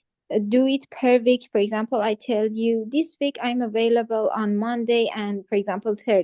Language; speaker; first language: English; non-native, fluent; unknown